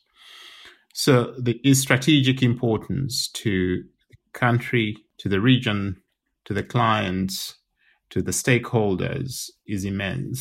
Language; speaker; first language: English; non-native, local second language; Ganda